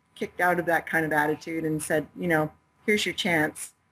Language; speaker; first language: English; native; English